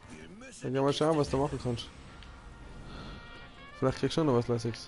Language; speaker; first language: German; native; German